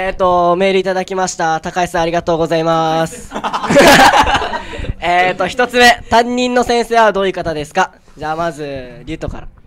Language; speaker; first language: Japanese; native; Japanese